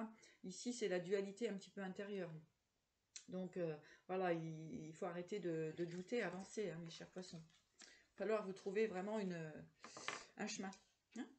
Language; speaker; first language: French; native; French